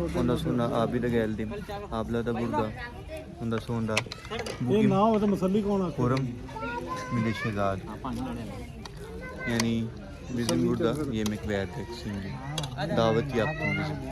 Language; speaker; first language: Turkish; non-native, learner; Punjabi